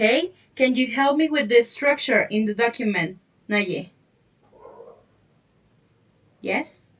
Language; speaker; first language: English; non-native, fluent; Spanish